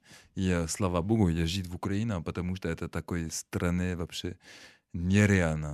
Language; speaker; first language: Ukrainian; non-native, learner; French